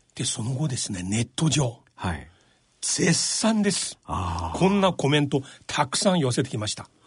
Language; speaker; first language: Japanese; non-native, fluent; Chinese